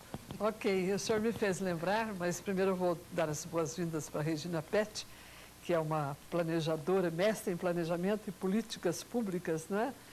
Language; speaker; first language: Portuguese; native; Portuguese